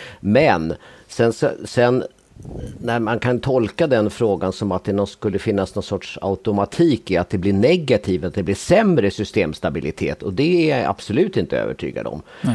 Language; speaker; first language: Swedish; native; Swedish